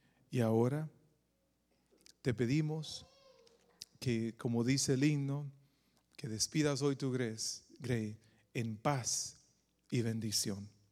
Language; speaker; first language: Spanish; native; Spanish